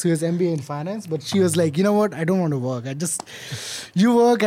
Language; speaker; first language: English; non-native, local second language; Hindi